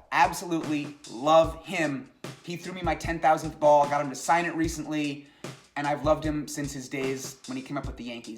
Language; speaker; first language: English; native; English